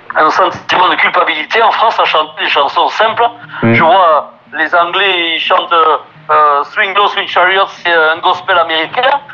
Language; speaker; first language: French; native; French